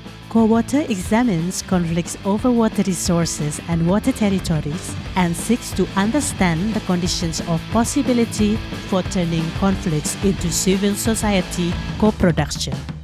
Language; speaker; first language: English; non-native, fluent; Indonesian